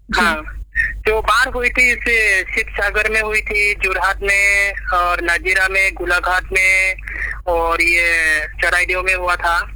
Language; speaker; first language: Hindi; non-native, local second language; Bodo